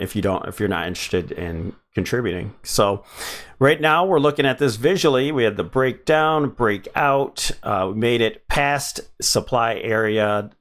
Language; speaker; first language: English; native; English